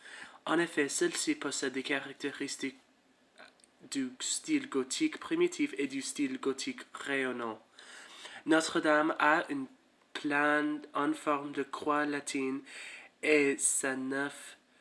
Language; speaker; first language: French; non-native, learner; English